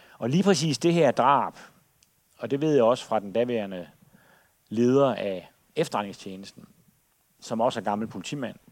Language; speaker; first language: Danish; native; Danish